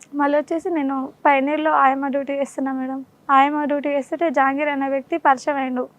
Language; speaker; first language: Telugu; non-native, local second language; Urdu